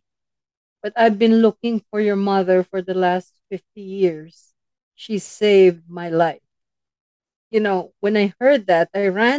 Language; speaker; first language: English; non-native, local second language; Filipino